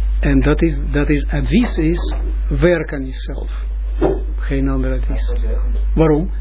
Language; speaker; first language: Dutch; non-native, fluent; Russian